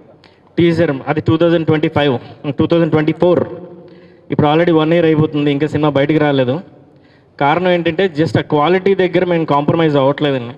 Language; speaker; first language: Telugu; native; Telugu